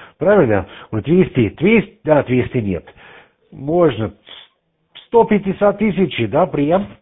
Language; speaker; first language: Russian; non-native, learner; German